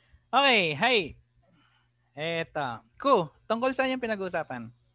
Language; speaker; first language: Japanese; non-native, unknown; Filipino